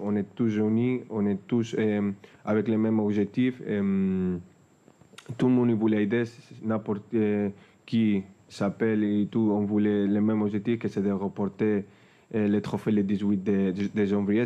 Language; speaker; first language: French; non-native, fluent; Spanish